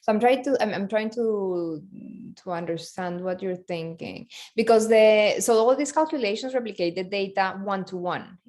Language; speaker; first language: English; non-native, fluent; Spanish